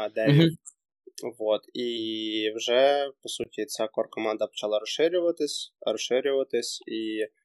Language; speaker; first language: Ukrainian; native; Ukrainian